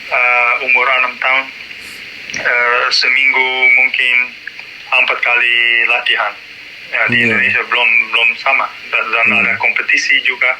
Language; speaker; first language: Indonesian; non-native, learner; Dutch